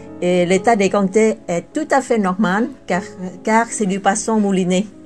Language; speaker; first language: French; non-native, fluent; Vietnamese